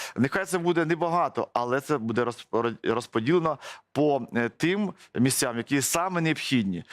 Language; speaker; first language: Ukrainian; native; Ukrainian